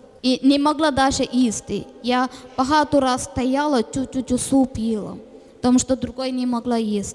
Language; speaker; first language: Ukrainian; non-native, learner; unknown